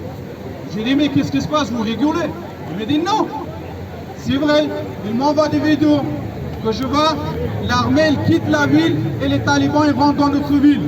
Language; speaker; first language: French; non-native, fluent; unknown